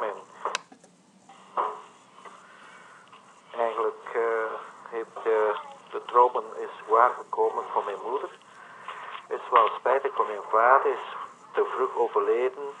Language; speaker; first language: Dutch; non-native, learner; Vietnamese